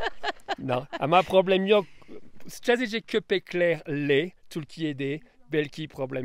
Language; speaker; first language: Turkish; non-native, learner; French